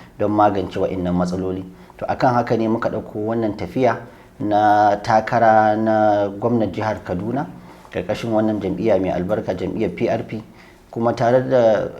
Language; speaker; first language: Hausa; native; Hausa